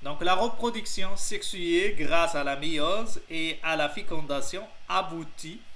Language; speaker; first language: French; non-native, local second language; Arabic